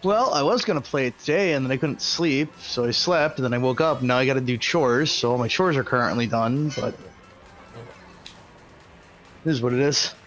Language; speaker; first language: English; native; English